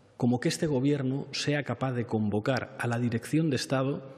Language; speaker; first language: Spanish; native; Spanish